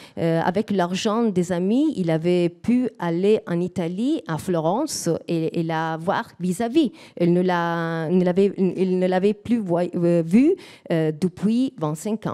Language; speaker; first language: French; non-native, fluent; Italian